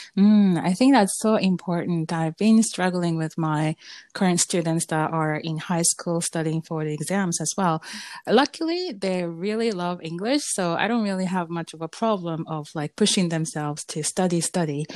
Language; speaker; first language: English; non-native, fluent; Japanese